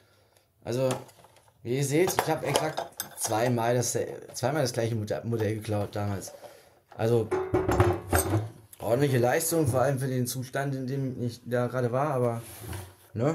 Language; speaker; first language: German; native; German